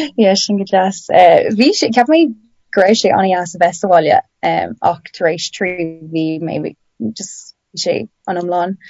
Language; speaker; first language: Irish; non-native, local second language; English